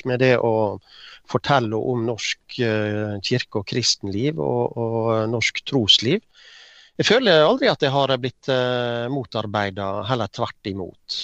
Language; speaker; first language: Norwegian; native; Norwegian